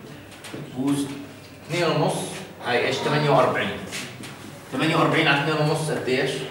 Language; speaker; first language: Arabic; native; Arabic